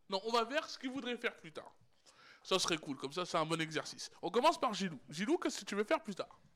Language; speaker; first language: French; native; French